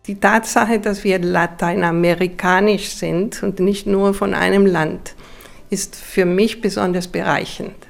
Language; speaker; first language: German; non-native, fluent; Spanish